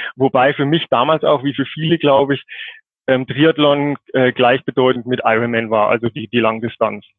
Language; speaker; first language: German; native; German